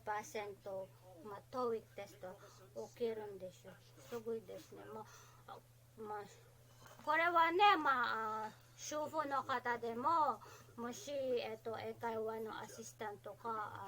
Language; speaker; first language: Japanese; non-native, learner; Filipino